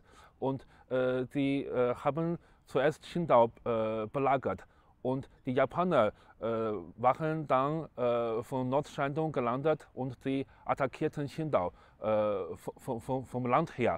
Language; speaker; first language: German; non-native, fluent; Chinese